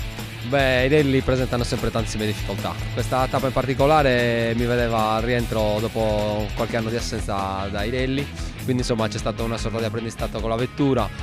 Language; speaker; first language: Italian; native; Italian